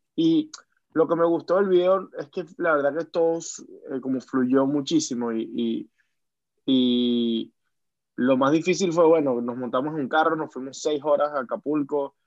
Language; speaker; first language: Spanish; native; Spanish